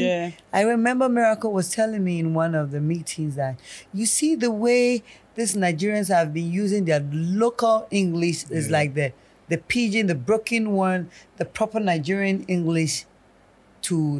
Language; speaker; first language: English; non-native, local second language; Akan